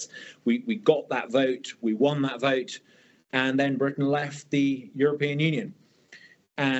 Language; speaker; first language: English; native; English